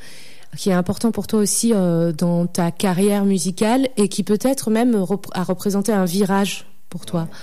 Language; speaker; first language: French; native; French